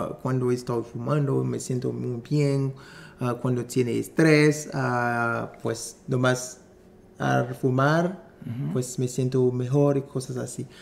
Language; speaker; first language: Spanish; non-native, fluent; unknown